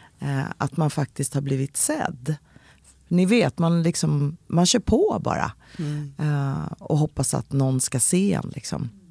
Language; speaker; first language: Swedish; native; Swedish